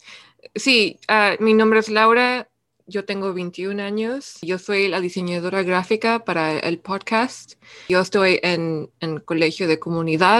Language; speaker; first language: Spanish; early bilingual, heritage; Spanish